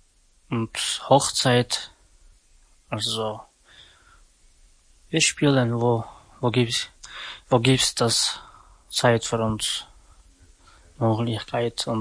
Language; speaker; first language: German; non-native, learner; Romany